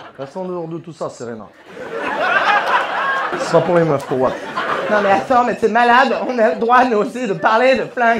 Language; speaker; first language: French; native; French